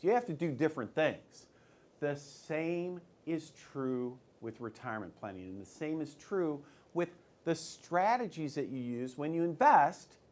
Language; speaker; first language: English; native; English